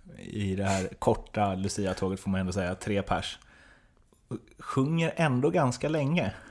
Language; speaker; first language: Swedish; native; Swedish